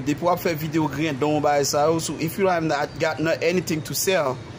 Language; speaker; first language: French; native; French